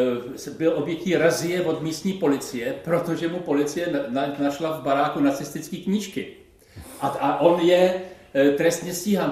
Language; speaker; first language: Czech; native; Czech